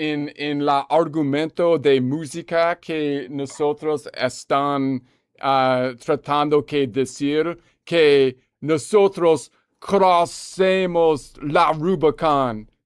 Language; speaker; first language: Spanish; non-native, learner; English